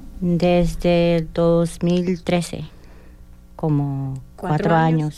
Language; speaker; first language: Spanish; early bilingual, heritage; Spanish